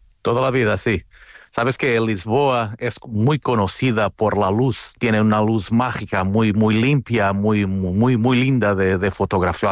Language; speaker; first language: Spanish; non-native, fluent; Portuguese